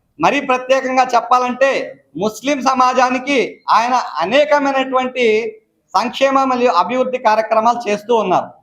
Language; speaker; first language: Telugu; non-native, local second language; Urdu